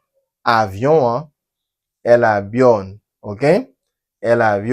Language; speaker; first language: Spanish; non-native, learner; Haitian Creole